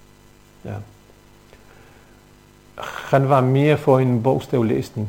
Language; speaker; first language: Danish; non-native, fluent; Bosnian